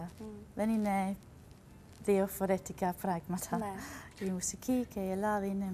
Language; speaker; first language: Greek; non-native, learner; English